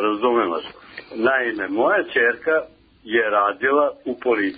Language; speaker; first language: Serbian; native; Serbian